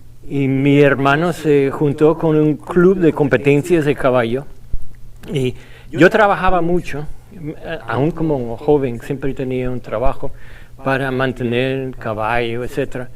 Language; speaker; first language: Spanish; non-native, fluent; English